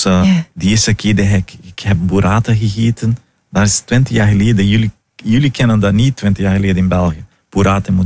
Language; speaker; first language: Dutch; non-native, learner; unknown